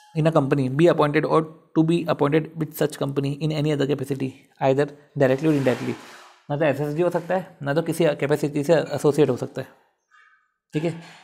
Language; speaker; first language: Hindi; native; Hindi